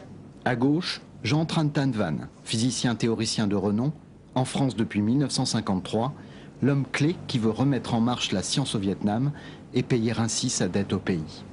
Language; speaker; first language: French; native; French